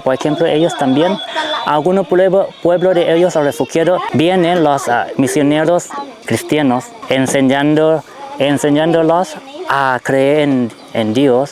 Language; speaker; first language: Spanish; non-native, fluent; Thai